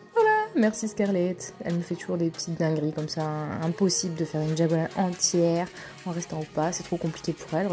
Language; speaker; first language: French; native; French